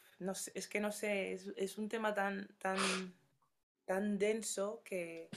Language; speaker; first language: Spanish; early bilingual, other home language; Yoruba